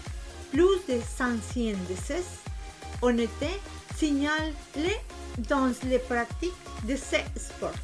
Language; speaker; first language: French; non-native, learner; Spanish